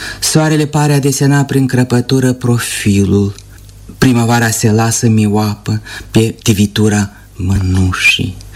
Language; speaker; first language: Romanian; native; Romanian